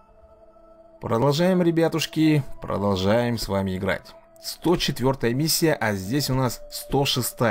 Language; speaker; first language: Russian; native; Russian